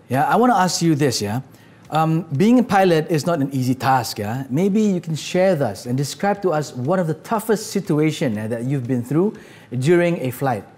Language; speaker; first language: English; non-native, local second language; Malay